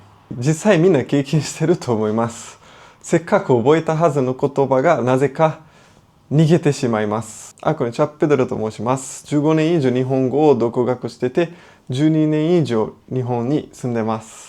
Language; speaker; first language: Japanese; non-native, fluent; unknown